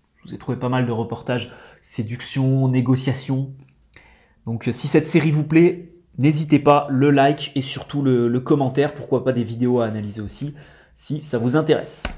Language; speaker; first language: French; native; French